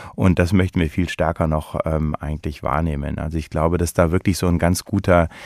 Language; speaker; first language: German; native; German